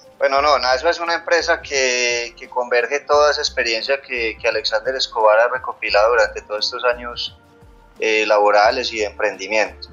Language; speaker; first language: Spanish; native; Spanish